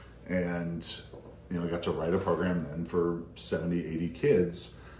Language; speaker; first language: English; native; English